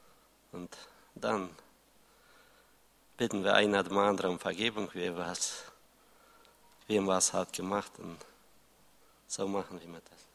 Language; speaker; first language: German; non-native, learner; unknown